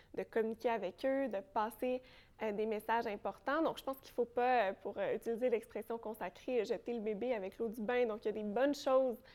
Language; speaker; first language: French; native; French